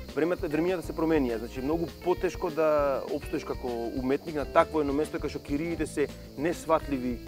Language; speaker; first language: Macedonian; native; Macedonian